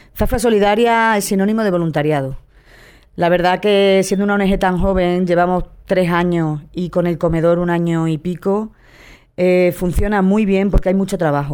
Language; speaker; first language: Spanish; native; Spanish